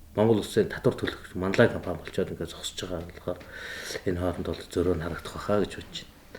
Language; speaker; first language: Mongolian; native; Mongolian